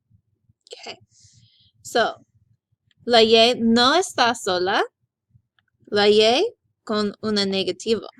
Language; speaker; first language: Spanish; non-native, learner; English